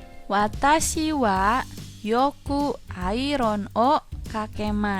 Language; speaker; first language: Japanese; non-native, fluent; Indonesian